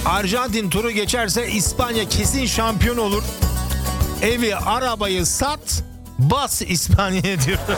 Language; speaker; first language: Turkish; early bilingual, heritage; Turkish